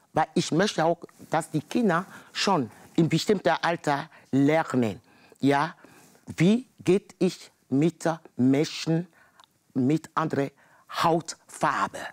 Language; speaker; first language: German; non-native, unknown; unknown